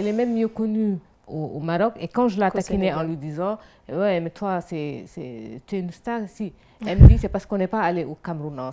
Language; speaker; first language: French; non-native, local second language; Wolof